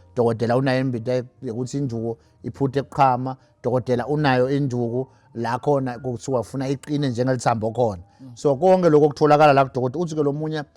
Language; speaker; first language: Zulu; non-native, local second language; Swati